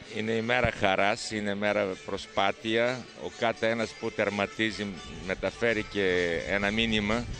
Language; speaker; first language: Greek; non-native, fluent; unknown